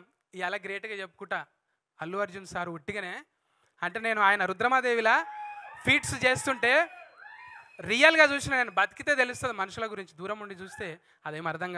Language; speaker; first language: Telugu; native; Telugu